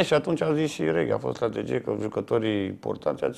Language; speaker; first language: Romanian; native; Romanian